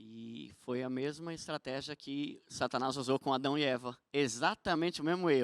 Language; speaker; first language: Portuguese; native; Portuguese